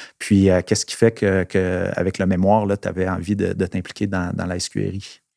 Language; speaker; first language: French; native; French